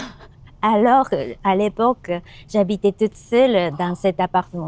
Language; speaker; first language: French; non-native, learner; Japanese